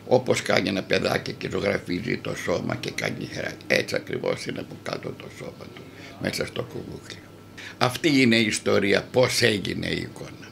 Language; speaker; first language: Greek; native; Greek